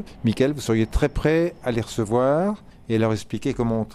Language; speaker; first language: French; native; French